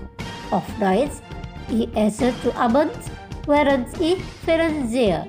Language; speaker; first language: German; non-native, learner; Indonesian